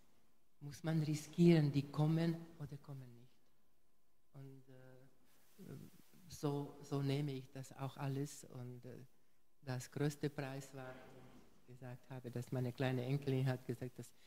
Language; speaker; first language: German; non-native, fluent; Hungarian